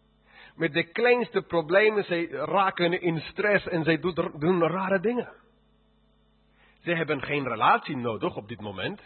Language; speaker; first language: Dutch; non-native, fluent; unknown